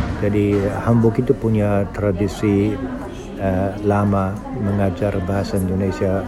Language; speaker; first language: Indonesian; non-native, fluent; German